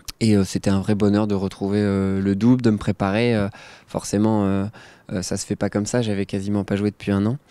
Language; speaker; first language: French; native; French